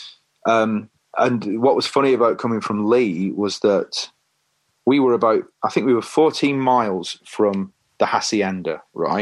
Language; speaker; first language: English; native; English